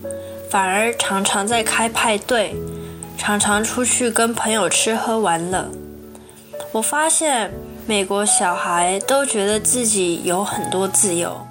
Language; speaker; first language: Chinese; early bilingual, heritage; Chinese